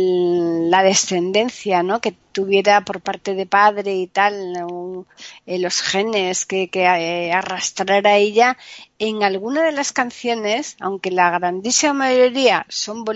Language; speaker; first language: Spanish; native; Spanish